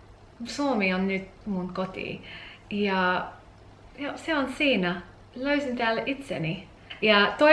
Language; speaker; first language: Finnish; non-native, learner; English